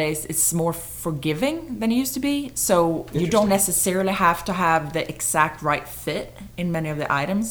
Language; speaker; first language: English; non-native, fluent; Swedish